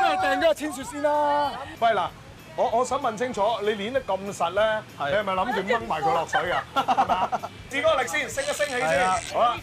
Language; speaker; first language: Chinese; non-native, local second language; Cantonese